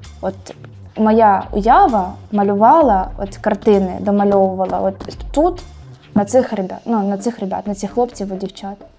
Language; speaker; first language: Ukrainian; non-native, local second language; Russian